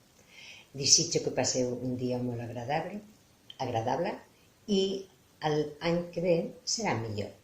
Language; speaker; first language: Catalan; non-native, local second language; Spanish